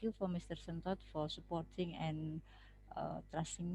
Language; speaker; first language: English; non-native, local second language; Javanese